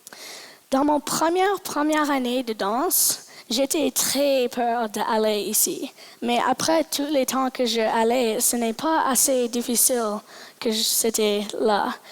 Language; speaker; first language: French; non-native, local second language; English